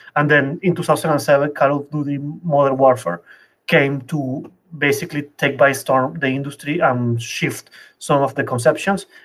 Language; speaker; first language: English; non-native, fluent; Spanish